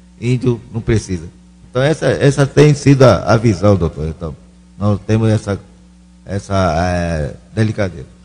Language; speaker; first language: Portuguese; non-native, local second language; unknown